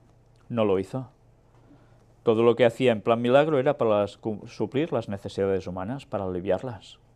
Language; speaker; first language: Spanish; native; Spanish